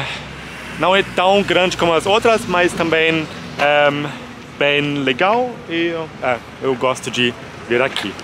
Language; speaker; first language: Portuguese; non-native, fluent; German